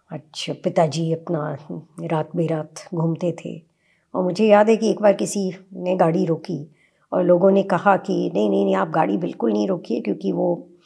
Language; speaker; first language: Hindi; native; Hindi